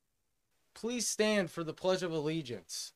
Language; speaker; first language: English; native; English